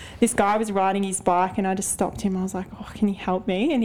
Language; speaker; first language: English; native; English